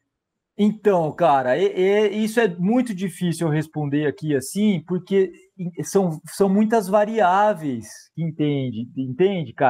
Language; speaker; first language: Portuguese; native; Portuguese